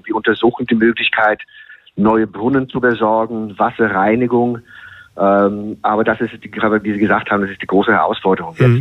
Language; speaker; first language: German; non-native, fluent; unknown